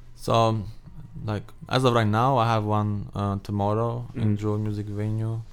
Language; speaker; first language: English; non-native, fluent; Albanian